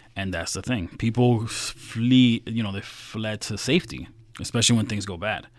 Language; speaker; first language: English; native; English